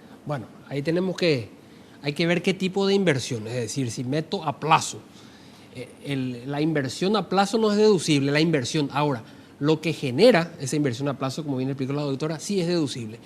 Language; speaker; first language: Spanish; native; Spanish